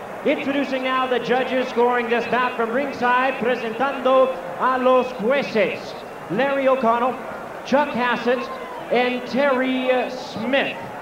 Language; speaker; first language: English; native; English